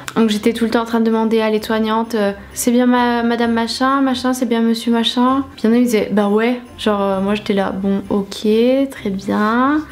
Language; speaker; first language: French; native; French